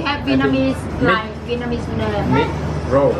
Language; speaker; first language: English; non-native, learner; Vietnamese